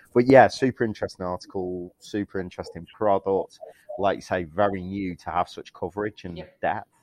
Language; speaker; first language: English; native; English